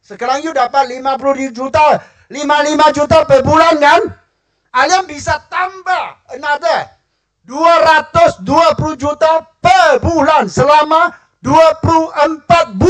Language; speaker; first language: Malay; non-native, local second language; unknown